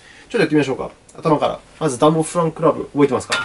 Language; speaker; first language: Japanese; native; Japanese